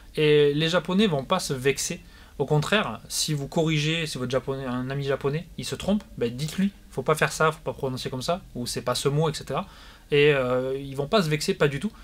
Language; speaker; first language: French; native; French